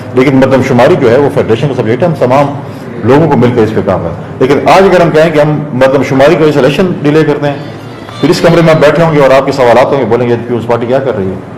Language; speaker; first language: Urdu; non-native, local second language; Saraiki